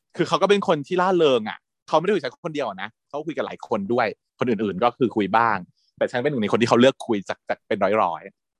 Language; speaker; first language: Thai; native; Thai